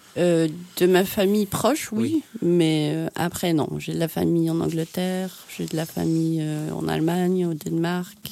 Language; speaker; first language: French; non-native, fluent; Finnish